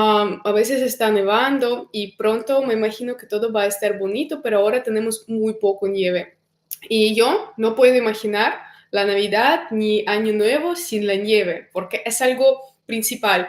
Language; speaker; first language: Spanish; non-native, fluent; Russian